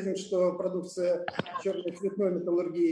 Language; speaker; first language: Russian; native; Russian